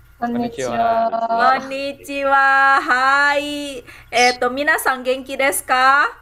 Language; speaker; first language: Japanese; non-native, fluent; Indonesian